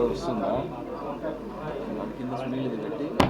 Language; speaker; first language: Telugu; native; Telugu